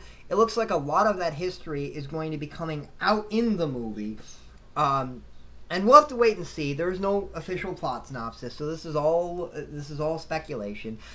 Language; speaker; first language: English; native; English